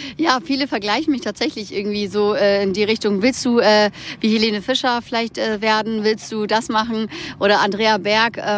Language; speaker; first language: German; early bilingual, other home language; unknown